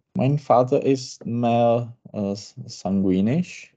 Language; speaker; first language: German; non-native, learner; Czech